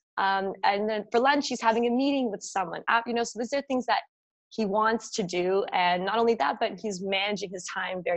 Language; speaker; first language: English; native; English